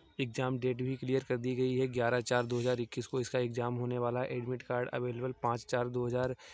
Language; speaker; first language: Hindi; native; Hindi